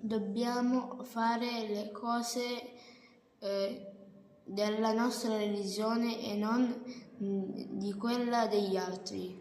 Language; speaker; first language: Italian; early bilingual, other home language; Bangla